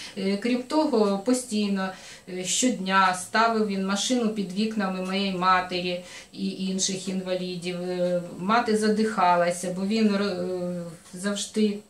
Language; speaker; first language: Ukrainian; native; Ukrainian